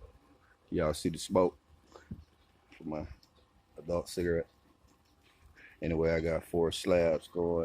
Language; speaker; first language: English; native; English